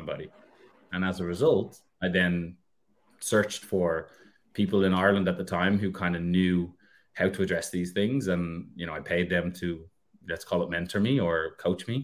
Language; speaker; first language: English; native; English